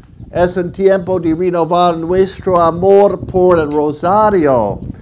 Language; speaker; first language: Spanish; non-native, learner; English